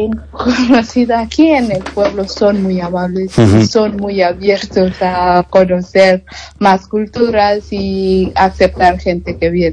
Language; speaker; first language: Spanish; non-native, fluent; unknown